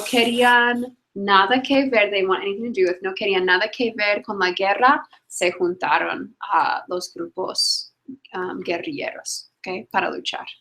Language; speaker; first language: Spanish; non-native, fluent; English